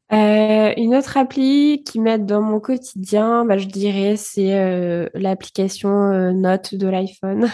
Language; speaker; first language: French; early bilingual, other home language; Bulgarian